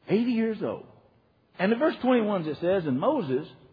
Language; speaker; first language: English; native; English